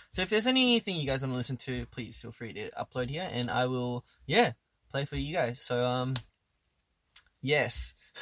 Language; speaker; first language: English; early bilingual, other home language; Korean